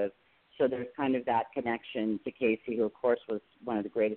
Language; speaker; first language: English; native; English